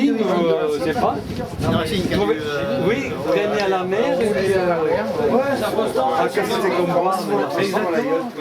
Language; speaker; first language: French; native; French